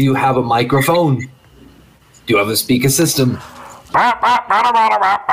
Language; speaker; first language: English; native; English